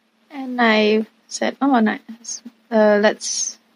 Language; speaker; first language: English; native; English